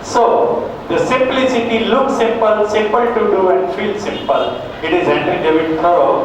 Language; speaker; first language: English; non-native, local second language; Gujarati